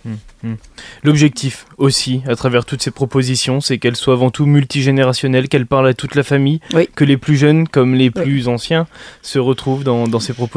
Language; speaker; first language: French; native; French